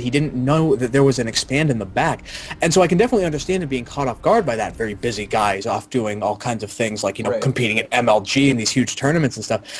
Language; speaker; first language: English; native; English